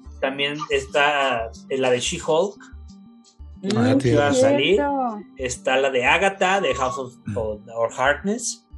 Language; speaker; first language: Spanish; native; Spanish